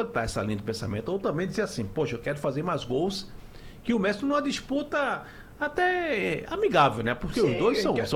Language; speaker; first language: Portuguese; native; Portuguese